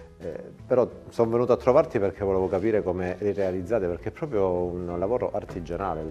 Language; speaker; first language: Italian; native; Italian